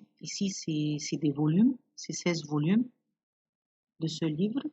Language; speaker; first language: French; non-native, fluent; Arabic